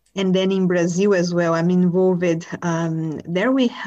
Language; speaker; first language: English; non-native, fluent; Portuguese